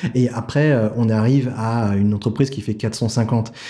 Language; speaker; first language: French; native; French